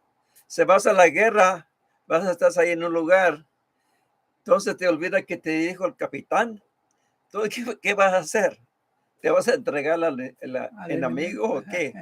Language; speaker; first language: Spanish; early bilingual, heritage; Spanish